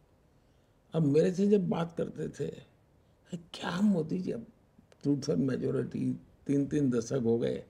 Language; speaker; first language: Hindi; non-native, local second language; Gujarati